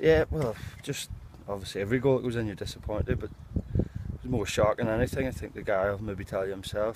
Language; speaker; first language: English; native; English